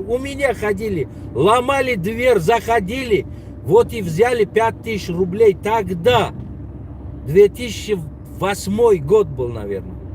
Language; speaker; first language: Russian; non-native, local second language; Tajik